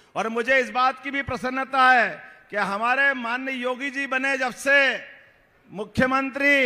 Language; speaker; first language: Hindi; native; Hindi